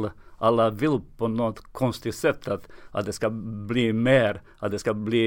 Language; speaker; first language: Swedish; non-native, fluent; Serbian